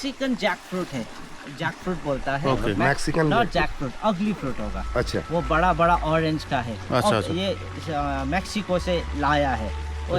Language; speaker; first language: Hindi; non-native, local second language; Nepali